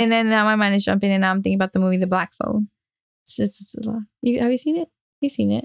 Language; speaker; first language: English; early bilingual, other home language; Spanish